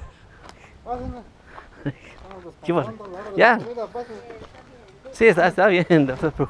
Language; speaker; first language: Spanish; non-native, learner; English